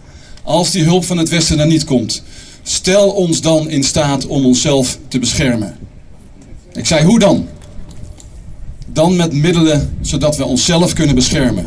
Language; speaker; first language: Dutch; native; Dutch